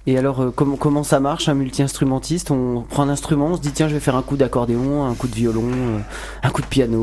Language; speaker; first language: French; native; French